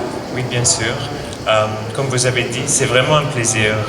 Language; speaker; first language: French; non-native, fluent; English